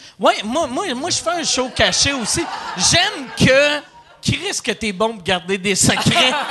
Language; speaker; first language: French; native; French